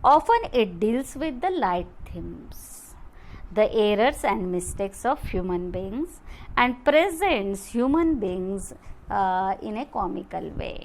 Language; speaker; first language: English; non-native, local second language; Marathi